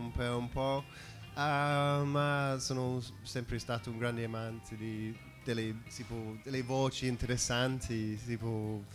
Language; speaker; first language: Italian; non-native, fluent; English